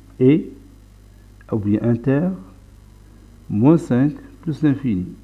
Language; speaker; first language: French; non-native, local second language; Arabic